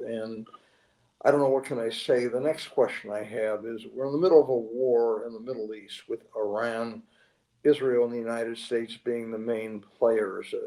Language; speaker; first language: English; native; English